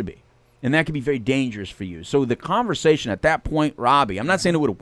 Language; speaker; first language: English; native; English